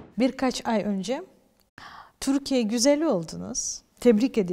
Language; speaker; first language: Turkish; non-native, fluent; Ukrainian